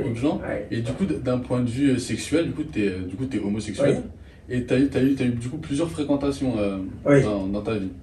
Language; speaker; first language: French; native; French